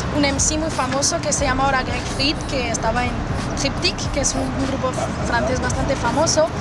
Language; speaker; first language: Spanish; non-native, fluent; French